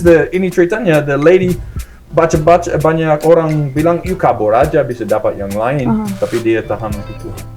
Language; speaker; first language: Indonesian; non-native, learner; English